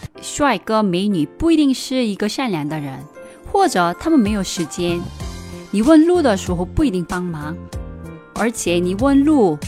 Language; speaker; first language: Chinese; non-native, fluent; Korean